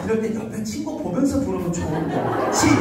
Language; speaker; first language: Korean; native; Korean